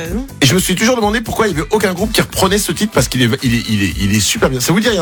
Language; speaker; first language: French; native; French